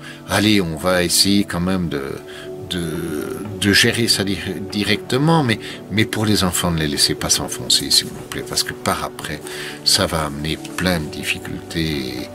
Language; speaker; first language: French; native; French